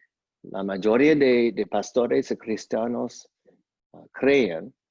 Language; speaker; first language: Spanish; non-native, fluent; English